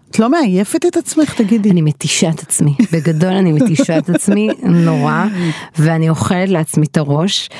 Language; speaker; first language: Hebrew; native; Hebrew